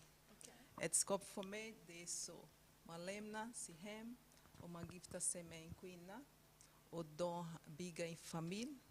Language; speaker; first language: Swedish; non-native, fluent; Portuguese